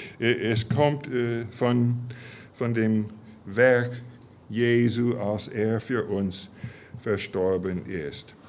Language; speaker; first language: German; non-native, fluent; English